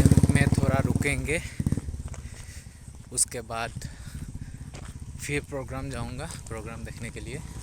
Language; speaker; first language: Hindi; non-native, local second language; Assamese